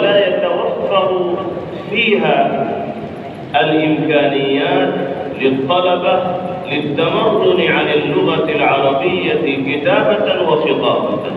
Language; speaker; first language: Arabic; non-native, fluent; Urdu